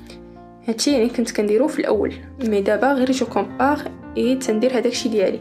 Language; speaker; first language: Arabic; native; Arabic